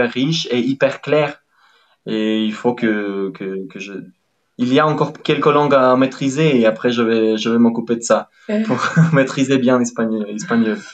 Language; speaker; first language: French; non-native, fluent; Ukrainian